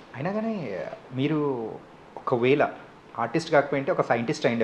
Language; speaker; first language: Telugu; native; Telugu